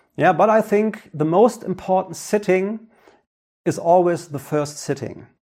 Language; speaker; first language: English; non-native, fluent; German